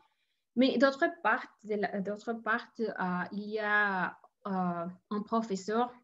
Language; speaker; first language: French; non-native, learner; Spanish